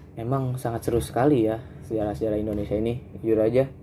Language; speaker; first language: Indonesian; native; Indonesian